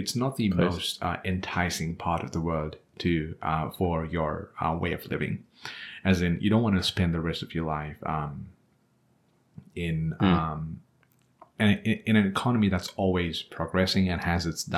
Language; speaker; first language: English; non-native, local second language; Nepali